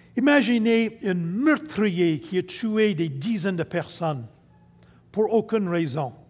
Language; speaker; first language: French; non-native, local second language; English